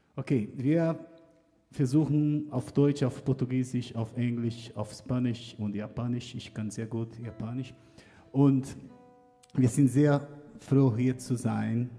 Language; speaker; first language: German; non-native, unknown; Portuguese